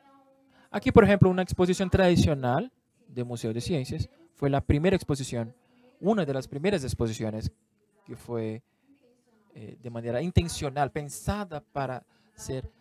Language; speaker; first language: Spanish; non-native, learner; Portuguese